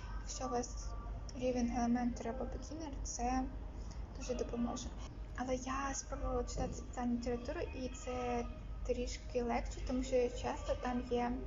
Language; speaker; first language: Ukrainian; non-native, local second language; Russian